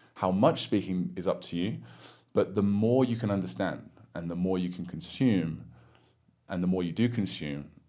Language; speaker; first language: English; native; English